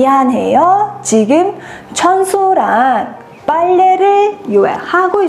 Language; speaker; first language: Korean; non-native, fluent; Mongolian